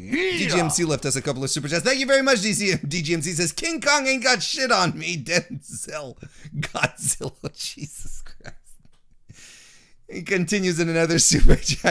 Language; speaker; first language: English; native; English